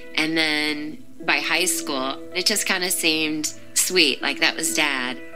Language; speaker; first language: English; native; English